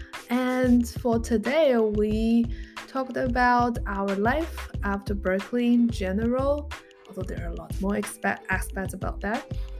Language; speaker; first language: English; non-native, fluent; Chinese